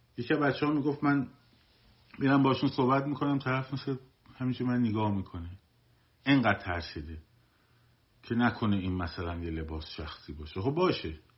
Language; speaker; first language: Persian; native; Persian